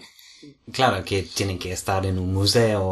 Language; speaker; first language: Spanish; non-native, fluent; English